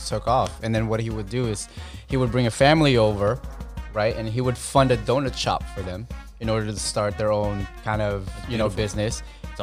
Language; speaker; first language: English; non-native, local second language; Filipino